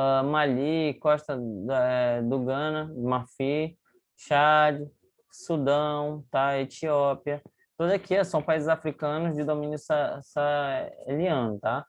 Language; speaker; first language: Portuguese; native; Portuguese